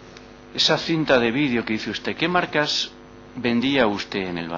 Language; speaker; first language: Spanish; native; Spanish